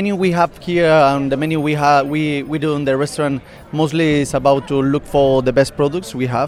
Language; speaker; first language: English; non-native, fluent; Spanish